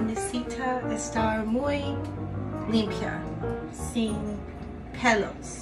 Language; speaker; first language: Spanish; non-native, learner; English